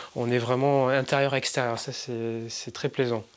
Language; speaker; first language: French; native; French